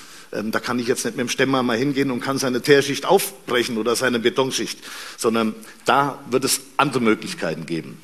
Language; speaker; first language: German; native; German